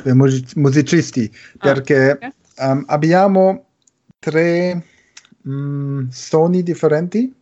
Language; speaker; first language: Italian; non-native, learner; German